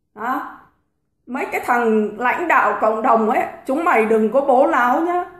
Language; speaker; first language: Vietnamese; native; Vietnamese